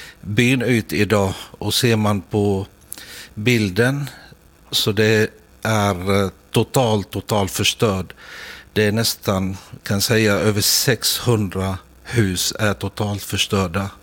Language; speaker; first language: Swedish; non-native, fluent; Arabic